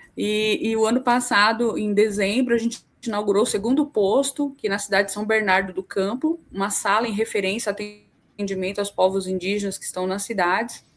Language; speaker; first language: Portuguese; native; Portuguese